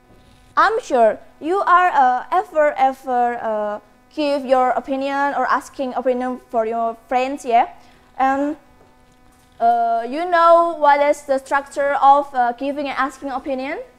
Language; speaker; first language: English; non-native, learner; Indonesian